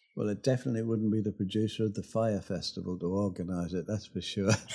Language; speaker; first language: English; native; English